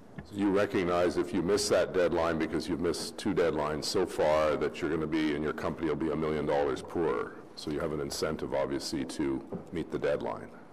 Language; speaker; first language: English; native; English